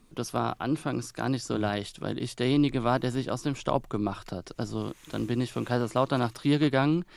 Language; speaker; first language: German; native; German